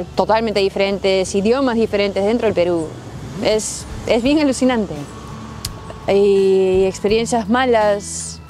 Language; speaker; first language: Spanish; early bilingual, heritage; Spanish